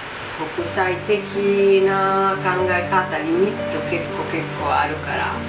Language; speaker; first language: Japanese; non-native, learner; Italian